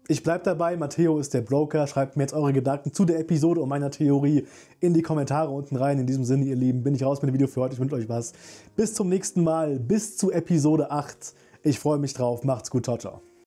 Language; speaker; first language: German; native; German